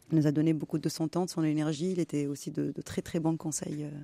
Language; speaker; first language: French; non-native, fluent; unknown